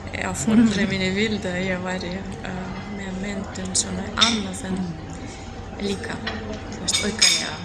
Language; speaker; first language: Icelandic; non-native, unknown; Russian